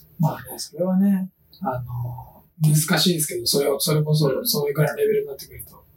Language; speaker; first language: Japanese; native; Japanese